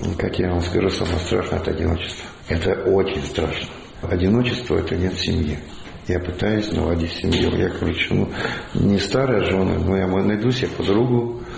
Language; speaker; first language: Russian; native; Russian